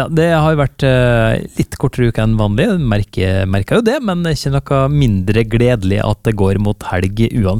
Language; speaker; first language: Norwegian; native; Norwegian